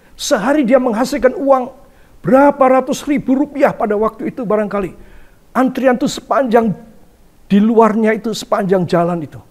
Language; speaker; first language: Indonesian; native; Indonesian